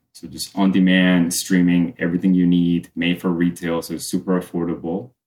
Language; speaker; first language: English; early bilingual, other home language; Spanish